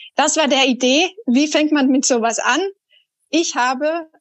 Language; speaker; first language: German; non-native, fluent; Danish